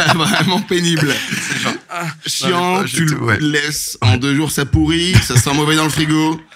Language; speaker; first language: French; native; French